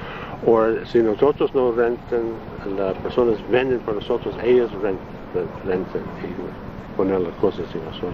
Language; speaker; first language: Spanish; non-native, learner; Italian